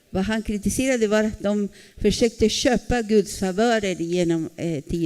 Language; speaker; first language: Swedish; non-native, fluent; Spanish